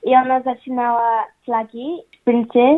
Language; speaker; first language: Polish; early bilingual, heritage; English